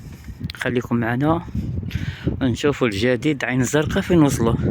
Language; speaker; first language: Arabic; native; Arabic